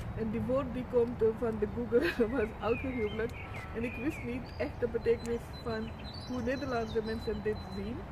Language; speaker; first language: Dutch; non-native, fluent; Urdu